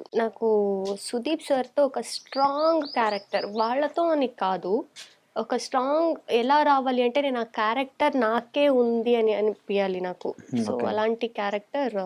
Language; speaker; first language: Telugu; non-native, local second language; Kannada